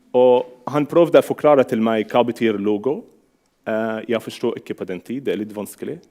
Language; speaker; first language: Norwegian; non-native, fluent; Arabic